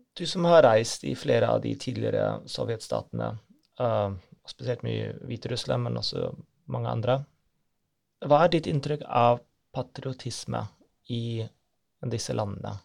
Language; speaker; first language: Norwegian; non-native, fluent; German